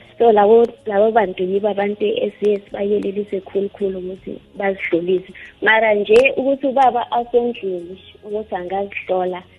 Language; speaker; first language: Zulu; non-native, local second language; South Ndebele